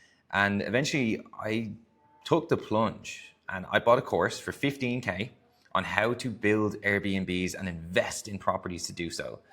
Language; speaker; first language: English; native; English